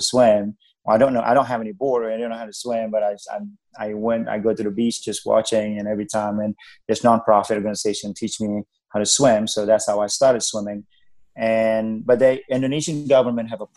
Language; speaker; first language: English; non-native, fluent; Indonesian